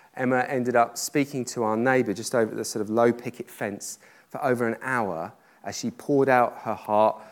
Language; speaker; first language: English; native; English